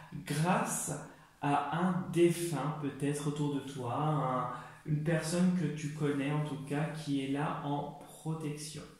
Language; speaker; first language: French; native; French